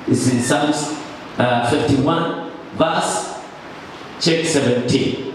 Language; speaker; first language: English; non-native, local second language; Swahili